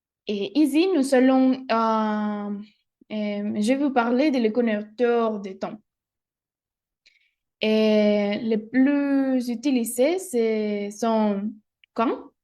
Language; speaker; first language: French; non-native, learner; Spanish